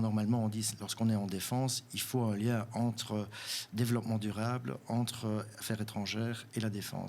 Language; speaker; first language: French; non-native, local second language; German